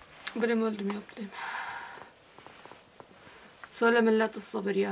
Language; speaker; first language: Turkish; non-native, learner; Arabic